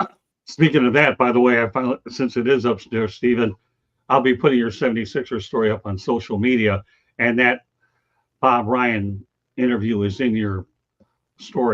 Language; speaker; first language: English; native; English